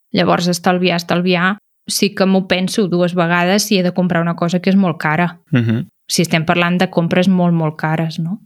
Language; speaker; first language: Catalan; native; Catalan